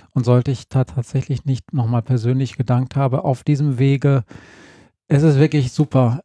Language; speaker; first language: German; native; German